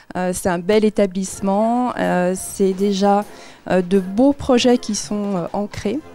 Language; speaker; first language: French; native; French